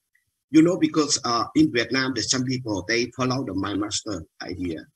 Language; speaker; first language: English; non-native, learner; Vietnamese